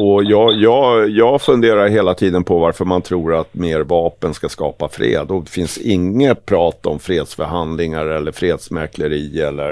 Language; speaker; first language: Swedish; native; Swedish